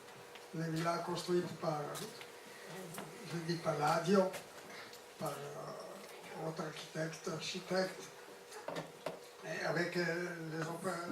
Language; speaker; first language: French; non-native, fluent; Italian